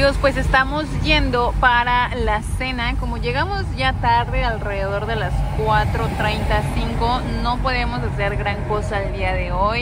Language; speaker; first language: Spanish; native; Spanish